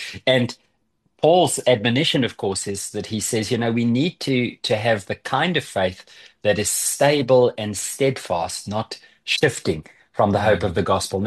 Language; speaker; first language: English; native; English